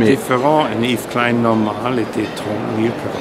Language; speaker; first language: French; non-native, fluent; German